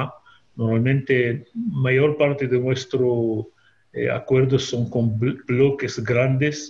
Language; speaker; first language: Spanish; non-native, fluent; Hebrew